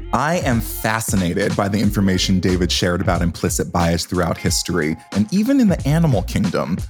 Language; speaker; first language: English; native; English